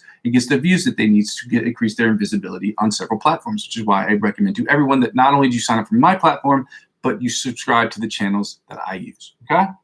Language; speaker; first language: English; native; English